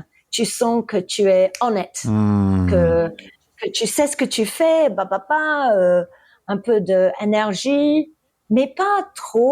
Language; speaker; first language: French; early bilingual, heritage; English